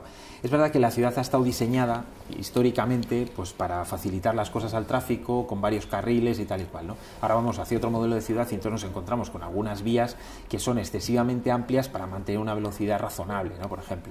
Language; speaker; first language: Spanish; native; Spanish